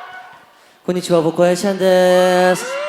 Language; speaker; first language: Japanese; non-native, learner; Korean